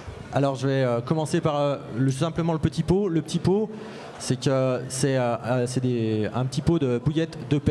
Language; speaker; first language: French; native; French